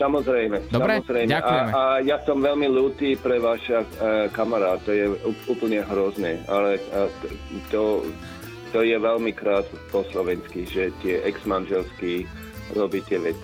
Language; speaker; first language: Slovak; non-native, learner; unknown